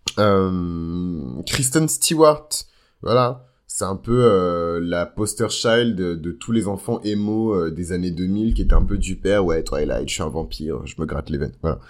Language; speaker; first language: French; native; French